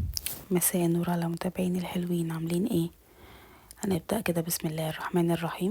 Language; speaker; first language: Arabic; native; Arabic